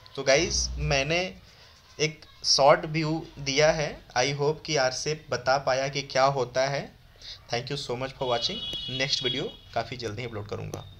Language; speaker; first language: Hindi; native; Hindi